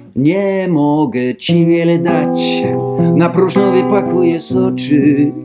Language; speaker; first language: Polish; non-native, learner; Danish